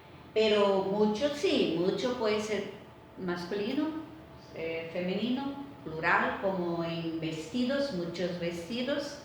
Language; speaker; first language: Spanish; non-native, fluent; Portuguese